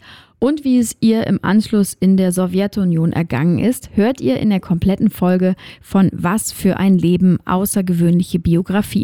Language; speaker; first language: German; native; German